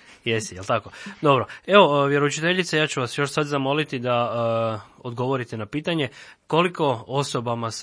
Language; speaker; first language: Serbian; native; Serbian